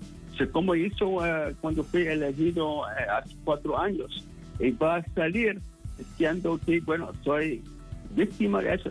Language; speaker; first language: Spanish; non-native, fluent; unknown